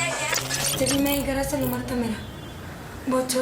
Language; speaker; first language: Hindi; non-native, fluent; Bangla